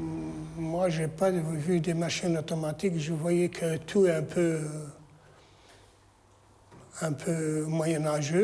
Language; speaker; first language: French; non-native, local second language; Arabic